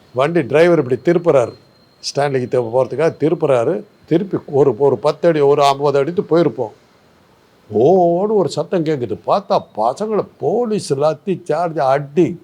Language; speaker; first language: Tamil; non-native, local second language; Telugu